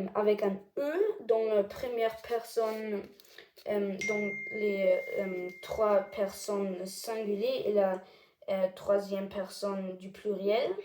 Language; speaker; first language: French; non-native, learner; German